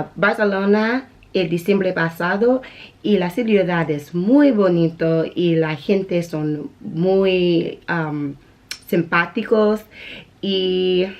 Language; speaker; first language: Spanish; non-native, learner; English